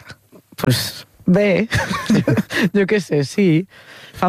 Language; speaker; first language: Catalan; non-native, learner; Spanish